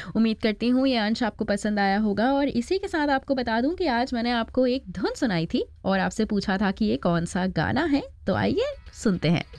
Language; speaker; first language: Hindi; native; Hindi